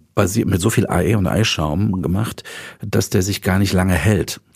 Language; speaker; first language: German; native; German